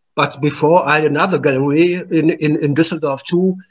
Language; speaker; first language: English; non-native, learner; German